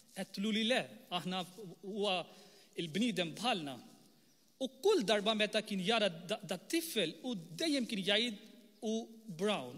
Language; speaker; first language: Maltese; non-native, fluent; Urdu